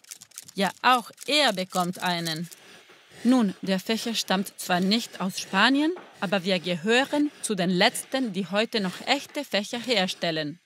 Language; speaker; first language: German; non-native, fluent; Spanish